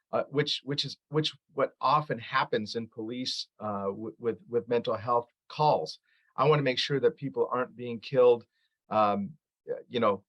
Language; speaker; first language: English; early bilingual, other home language; Arabic